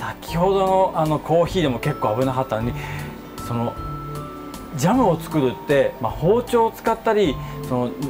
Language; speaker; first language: Japanese; native; Japanese